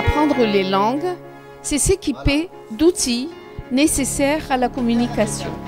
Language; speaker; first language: French; non-native, local second language; Arabic